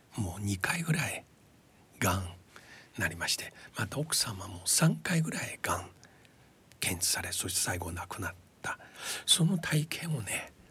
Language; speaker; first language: Japanese; non-native, fluent; Chinese